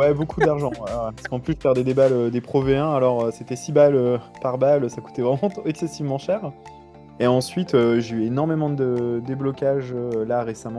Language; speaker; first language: French; native; French